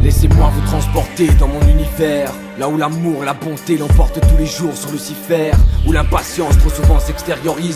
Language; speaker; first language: French; native; French